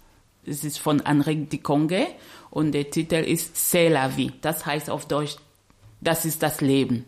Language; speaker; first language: German; non-native, fluent; French